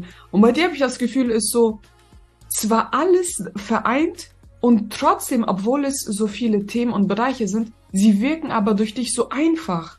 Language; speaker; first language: German; native; German